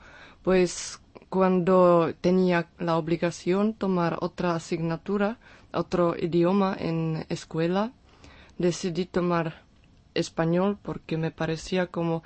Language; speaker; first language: Spanish; non-native, fluent; Czech